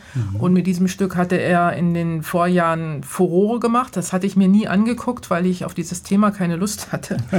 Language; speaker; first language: German; native; German